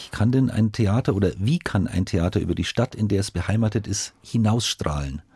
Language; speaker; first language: German; native; German